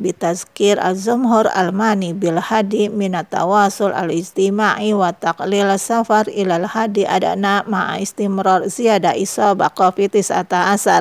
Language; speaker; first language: Arabic; non-native, fluent; Indonesian